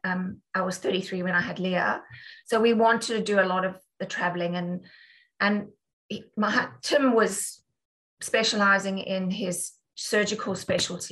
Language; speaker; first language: English; native; English